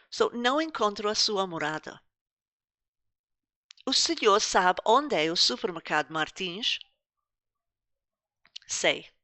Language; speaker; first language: Portuguese; non-native, fluent; English